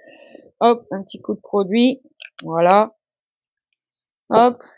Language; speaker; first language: French; native; French